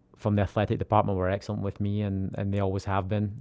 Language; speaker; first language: English; native; English